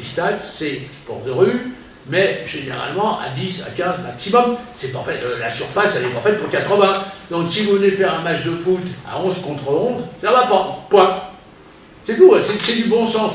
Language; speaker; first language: French; native; French